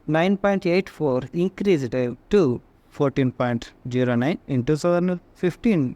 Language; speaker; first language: English; non-native, local second language; Telugu